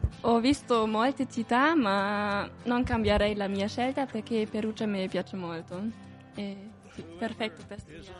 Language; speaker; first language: Italian; non-native, learner; German